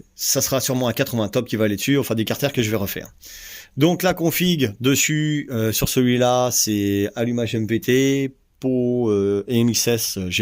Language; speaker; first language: French; native; French